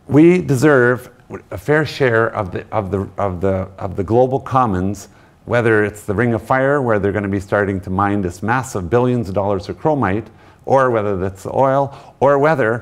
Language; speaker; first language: English; native; English